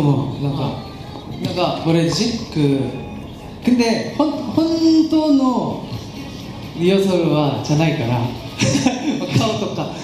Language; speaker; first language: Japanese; non-native, learner; Korean